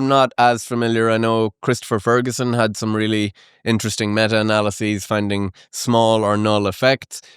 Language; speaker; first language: English; native; English